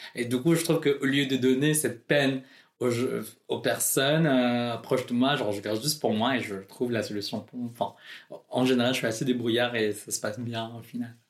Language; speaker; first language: French; non-native, fluent; Filipino